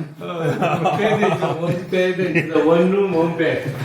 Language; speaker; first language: English; non-native, learner; Korean